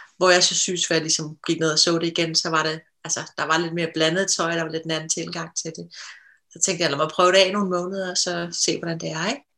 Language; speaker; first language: Danish; native; Danish